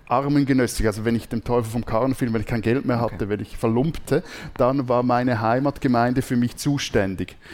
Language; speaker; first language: German; native; German